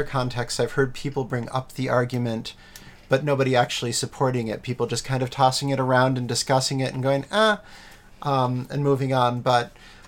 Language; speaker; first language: English; native; English